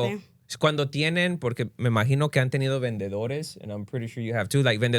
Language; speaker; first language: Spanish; early bilingual, other home language; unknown